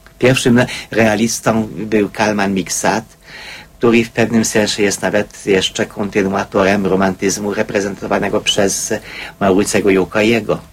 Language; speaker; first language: Polish; non-native, fluent; Hungarian